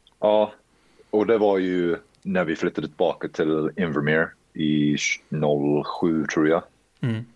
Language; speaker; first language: Swedish; early bilingual, heritage; Swedish